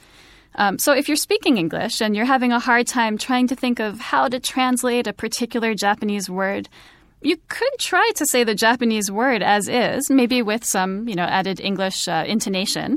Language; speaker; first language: English; native; English